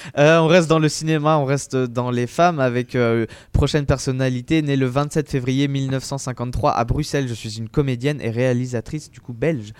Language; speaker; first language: French; native; French